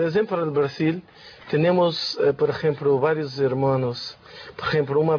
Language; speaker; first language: Spanish; non-native, learner; Portuguese